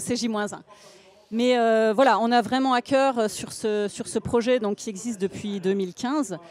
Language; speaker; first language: French; native; French